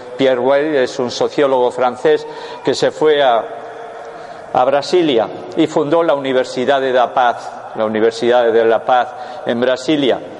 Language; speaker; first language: Spanish; non-native, local second language; Basque